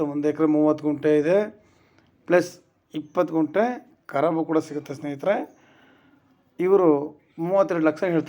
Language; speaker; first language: Kannada; native; Kannada